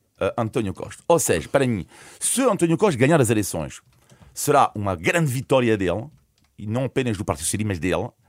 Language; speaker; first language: Portuguese; non-native, fluent; French